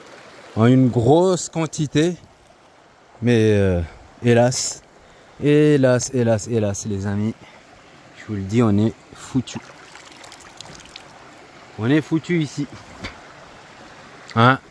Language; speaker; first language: French; non-native, local second language; Comorian